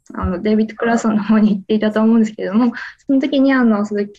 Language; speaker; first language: Japanese; native; Japanese